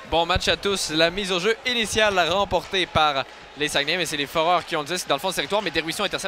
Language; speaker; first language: French; native; French